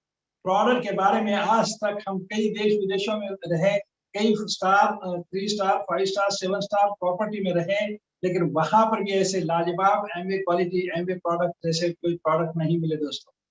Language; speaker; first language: Hindi; native; Hindi